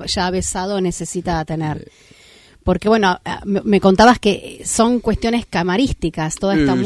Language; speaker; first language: Spanish; native; Spanish